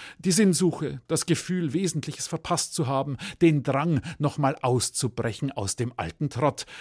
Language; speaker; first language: German; native; German